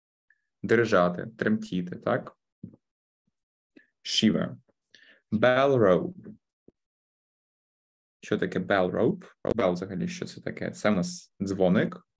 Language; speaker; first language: Ukrainian; native; Ukrainian